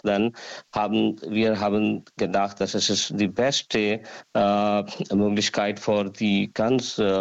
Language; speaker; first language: German; non-native, learner; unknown